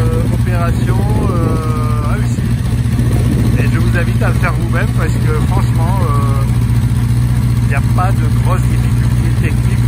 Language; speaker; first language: French; native; French